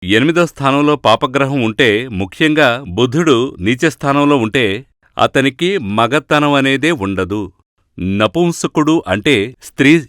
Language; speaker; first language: Telugu; non-native, fluent; Malayalam